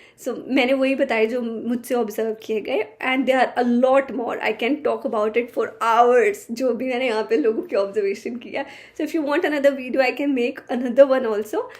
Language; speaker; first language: Hindi; native; Hindi